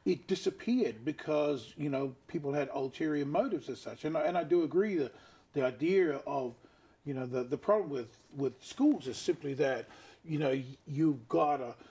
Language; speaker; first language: English; native; English